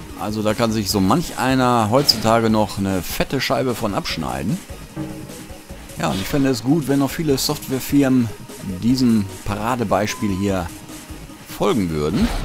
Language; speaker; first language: German; native; German